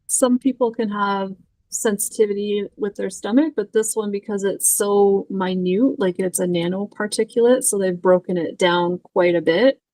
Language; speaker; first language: English; native; English